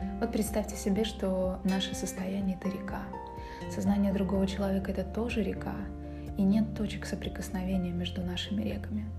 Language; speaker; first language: Russian; native; Russian